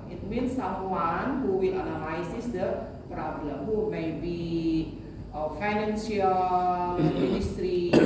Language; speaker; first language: English; non-native, learner; Indonesian